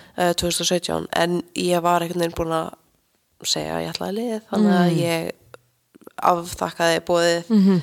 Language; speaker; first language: Icelandic; native; Icelandic